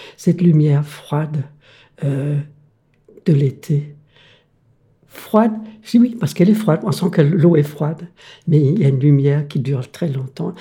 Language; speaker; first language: French; non-native, fluent; Danish